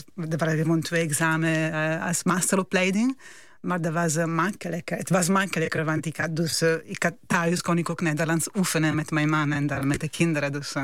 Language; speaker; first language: Dutch; non-native, fluent; Italian